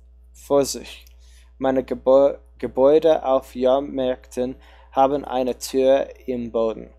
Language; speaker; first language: German; non-native, learner; English